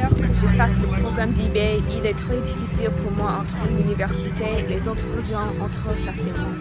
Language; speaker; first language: French; non-native, learner; English